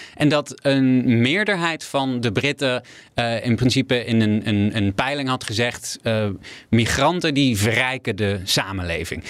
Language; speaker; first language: Dutch; native; Dutch